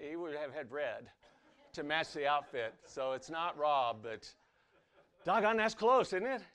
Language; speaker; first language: English; native; English